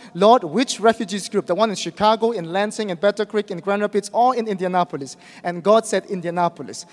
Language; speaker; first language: English; non-native, fluent; Burmese